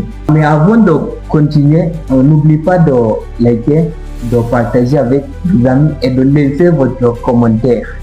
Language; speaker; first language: French; non-native, learner; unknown